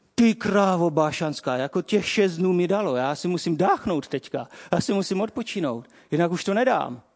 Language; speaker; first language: Czech; native; Czech